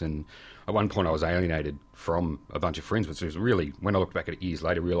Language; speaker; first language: English; native; English